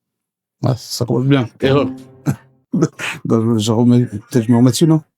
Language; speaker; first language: French; native; French